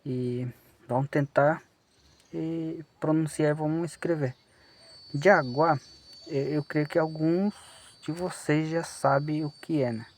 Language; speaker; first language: Portuguese; non-native, local second language; Guarani